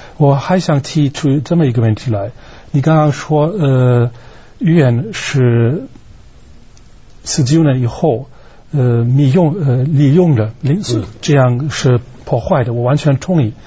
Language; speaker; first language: Chinese; non-native, fluent; German